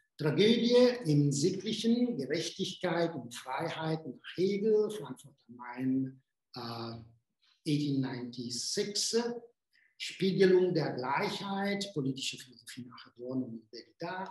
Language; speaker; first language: German; non-native, fluent; Italian